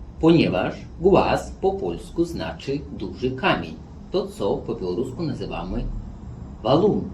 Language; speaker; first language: Polish; non-native, fluent; Belarusian